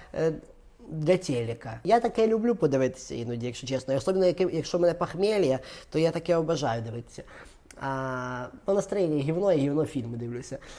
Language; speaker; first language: Ukrainian; non-native, local second language; Russian